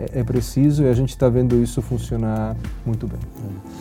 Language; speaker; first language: Portuguese; non-native, fluent; Italian